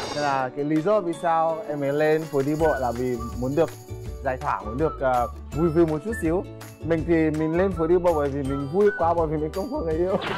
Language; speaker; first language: Vietnamese; non-native, fluent; Yoruba